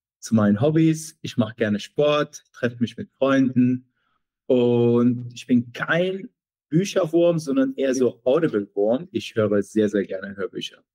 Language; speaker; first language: German; non-native, fluent; Arabic